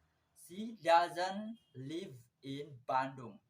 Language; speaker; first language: English; non-native, learner; Indonesian